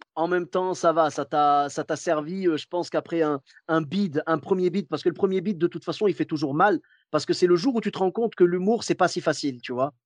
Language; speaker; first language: French; early bilingual, other home language; Arabic